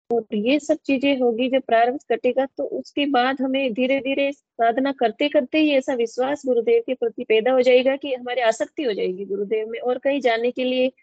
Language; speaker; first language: Hindi; native; Hindi